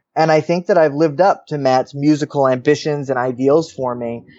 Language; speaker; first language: English; native; English